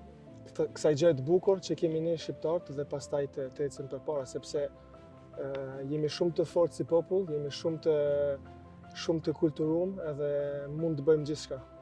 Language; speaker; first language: Albanian; early bilingual, heritage; Albanian